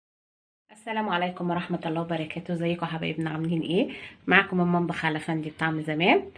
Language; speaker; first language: Arabic; native; Arabic